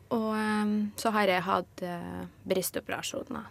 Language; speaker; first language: Norwegian; non-native, fluent; Arabic